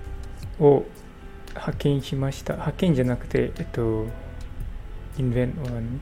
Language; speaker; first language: Japanese; non-native, learner; English